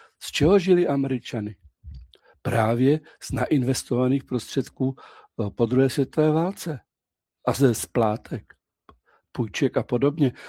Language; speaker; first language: Czech; native; Czech